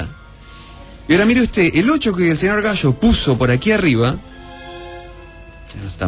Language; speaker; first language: Spanish; native; Spanish